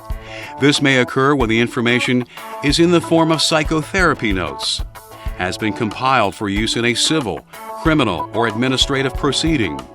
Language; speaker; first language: English; native; English